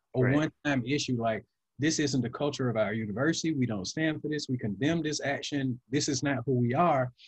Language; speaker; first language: English; native; English